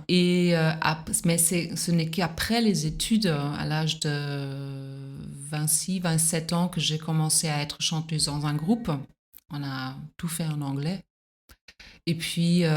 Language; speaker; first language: French; non-native, fluent; German